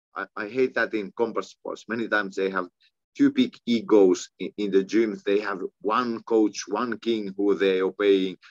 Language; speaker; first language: English; non-native, fluent; Finnish